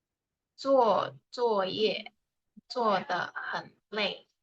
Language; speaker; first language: Chinese; non-native, fluent; Indonesian